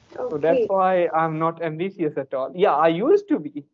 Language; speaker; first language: English; non-native, local second language; Hindi